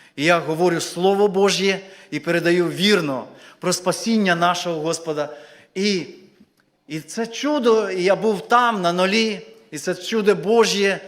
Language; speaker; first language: Ukrainian; native; Ukrainian